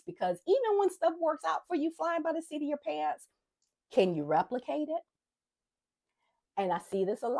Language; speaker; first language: English; native; English